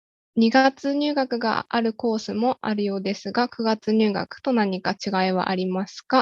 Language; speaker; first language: Japanese; native; Japanese